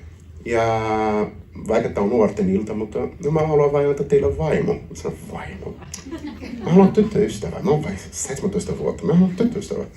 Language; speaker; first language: Finnish; non-native, learner; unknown